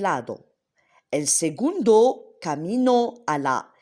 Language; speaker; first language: Spanish; non-native, learner; Arabic